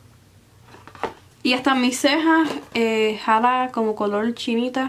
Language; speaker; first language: Spanish; early bilingual, heritage; Spanish